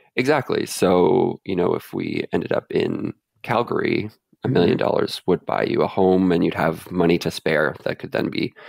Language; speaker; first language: English; native; English